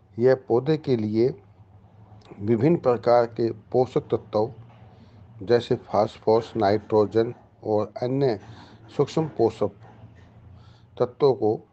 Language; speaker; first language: Hindi; native; Hindi